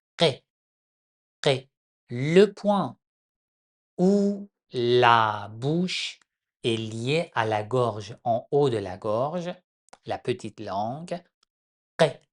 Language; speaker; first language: French; non-native, fluent; Persian